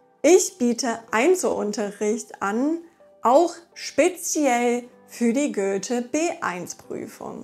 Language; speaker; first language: German; non-native, fluent; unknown